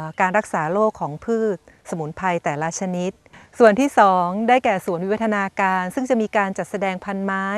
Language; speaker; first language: Thai; native; Thai